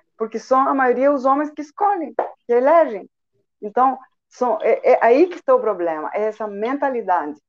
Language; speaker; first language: Portuguese; non-native, fluent; Spanish